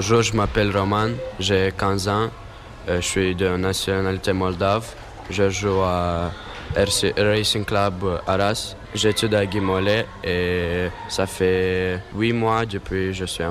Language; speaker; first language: French; non-native, learner; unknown